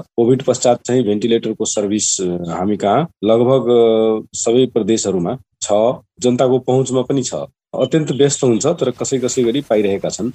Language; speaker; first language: Nepali; non-native, local second language; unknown